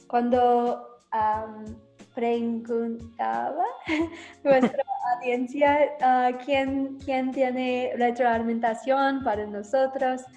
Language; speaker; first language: Spanish; non-native, learner; English